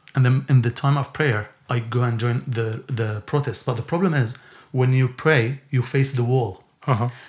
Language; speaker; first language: English; non-native, fluent; Arabic